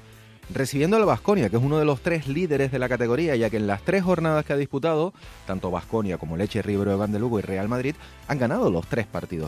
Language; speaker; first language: Spanish; native; Spanish